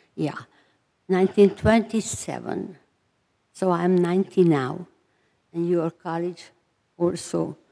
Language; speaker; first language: English; non-native, fluent; Hungarian